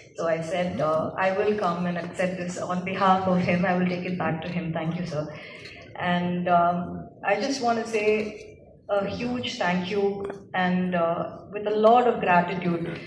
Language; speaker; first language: English; non-native, local second language; Tamil